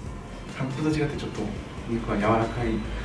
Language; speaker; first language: Japanese; non-native, learner; Korean